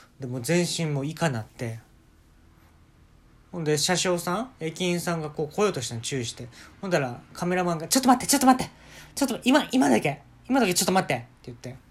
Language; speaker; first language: Japanese; native; Japanese